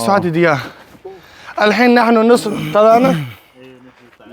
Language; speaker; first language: Arabic; non-native, learner; Tajik